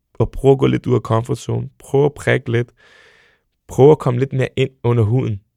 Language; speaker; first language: Danish; early bilingual, other home language; Serbian